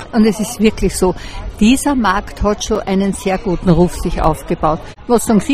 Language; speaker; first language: German; native; German